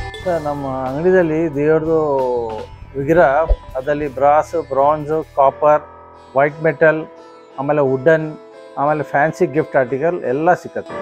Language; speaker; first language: Kannada; non-native, local second language; Gujarati